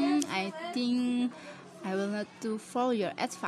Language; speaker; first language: English; non-native, learner; Indonesian